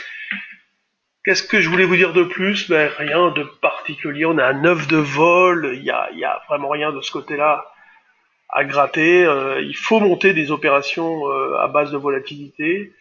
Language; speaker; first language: French; native; French